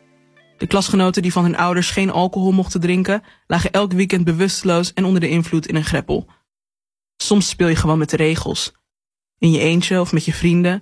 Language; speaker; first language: Dutch; native; Dutch